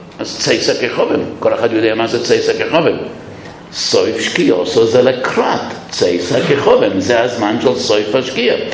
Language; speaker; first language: Hebrew; non-native, fluent; English